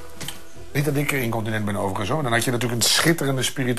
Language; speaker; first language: Dutch; native; Dutch